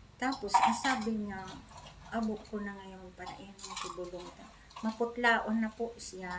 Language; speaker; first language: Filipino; non-native, local second language; Bikol